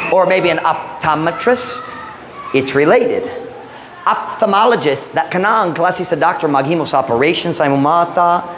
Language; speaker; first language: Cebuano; non-native, fluent; English